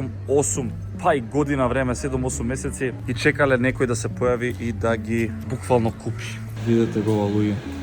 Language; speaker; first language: Macedonian; native; Macedonian